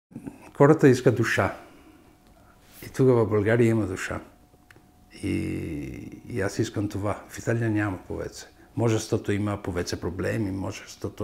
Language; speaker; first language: Bulgarian; non-native, fluent; Italian